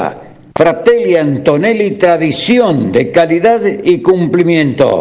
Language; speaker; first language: Spanish; native; Spanish